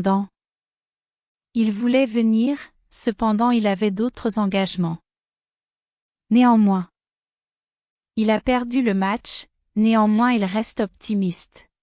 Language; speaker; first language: French; non-native, fluent; Spanish